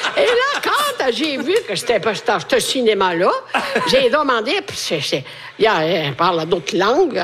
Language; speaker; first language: French; non-native, fluent; Italian